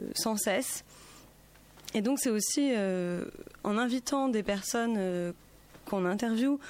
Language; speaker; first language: French; native; French